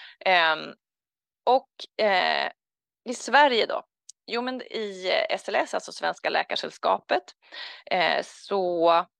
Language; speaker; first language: Swedish; native; Swedish